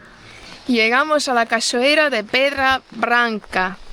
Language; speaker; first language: Spanish; non-native, fluent; Estonian